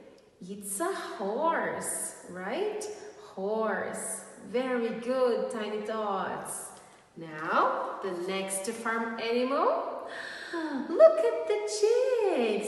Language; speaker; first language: English; non-native, fluent; Portuguese